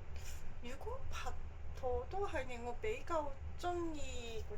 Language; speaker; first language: Cantonese; non-native, fluent; Japanese